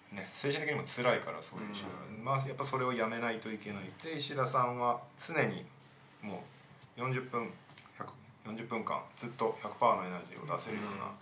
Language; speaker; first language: Japanese; native; Japanese